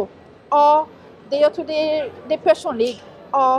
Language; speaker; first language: Swedish; non-native, learner; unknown